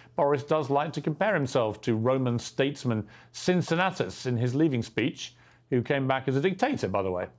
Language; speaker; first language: English; native; English